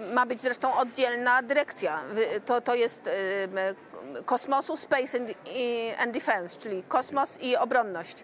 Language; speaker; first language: Polish; native; Polish